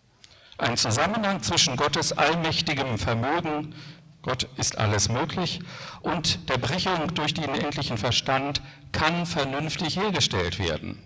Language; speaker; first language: German; native; German